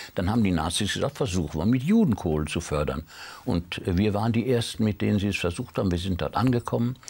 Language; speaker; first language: German; native; German